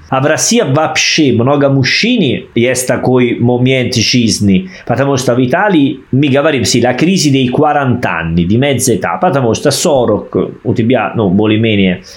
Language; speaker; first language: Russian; non-native, fluent; Italian